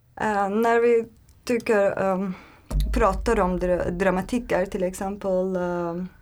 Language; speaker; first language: Swedish; non-native, learner; Turkish